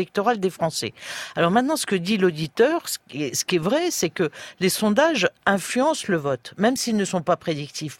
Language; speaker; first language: French; native; French